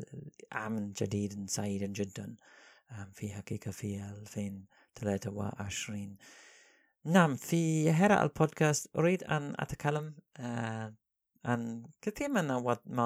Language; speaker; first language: Arabic; non-native, learner; English